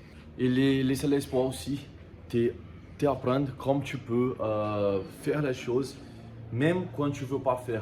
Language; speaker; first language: French; non-native, learner; Portuguese